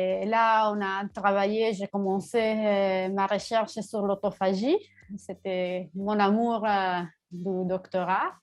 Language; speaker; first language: French; non-native, learner; Italian